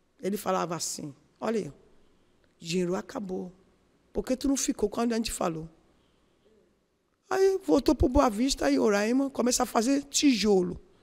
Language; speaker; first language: Portuguese; non-native, learner; Yoruba